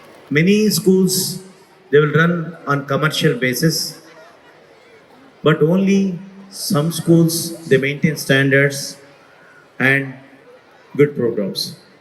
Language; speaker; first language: English; non-native, local second language; Telugu